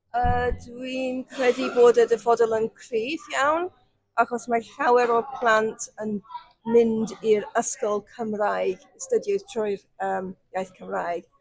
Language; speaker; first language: Welsh; non-native, local second language; English